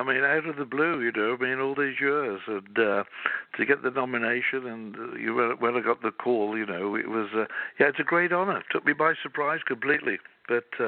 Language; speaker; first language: English; native; English